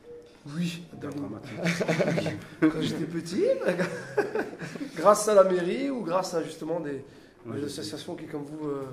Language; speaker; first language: French; native; French